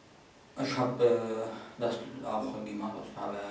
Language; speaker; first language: German; non-native, fluent; Kurdish